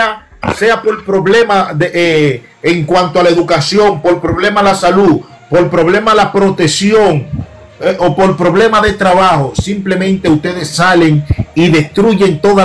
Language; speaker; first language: Spanish; native; Spanish